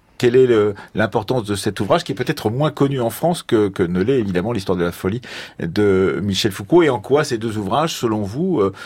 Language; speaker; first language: French; native; French